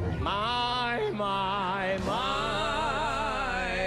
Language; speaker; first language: Filipino; native; Filipino